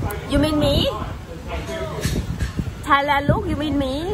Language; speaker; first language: English; non-native, learner; Thai